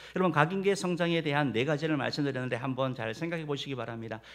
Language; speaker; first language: Korean; native; Korean